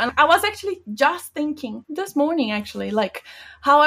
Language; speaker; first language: English; non-native, fluent; Bulgarian